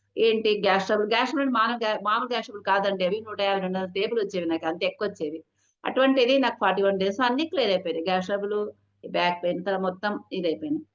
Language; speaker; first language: Telugu; non-native, local second language; Hindi